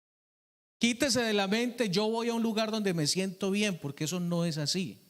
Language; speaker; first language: Spanish; native; Spanish